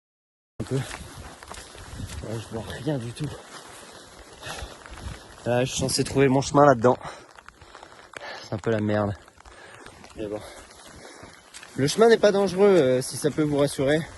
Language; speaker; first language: French; native; French